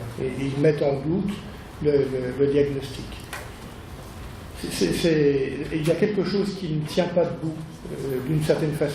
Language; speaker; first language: French; native; French